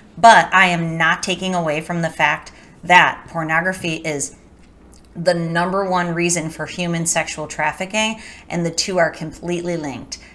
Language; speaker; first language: English; native; English